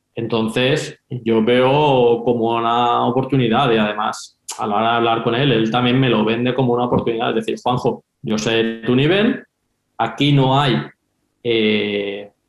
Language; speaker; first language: Spanish; native; Spanish